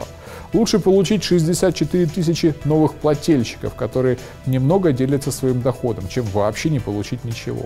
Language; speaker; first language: Russian; native; Russian